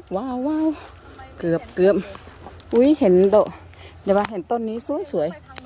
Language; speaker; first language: Thai; native; Thai